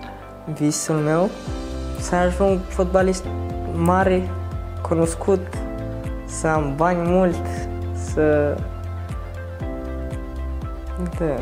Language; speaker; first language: Romanian; non-native, learner; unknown